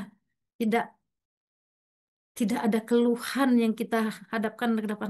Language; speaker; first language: Indonesian; native; Indonesian